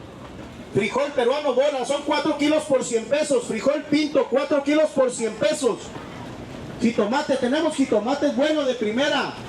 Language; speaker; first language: Spanish; native; Spanish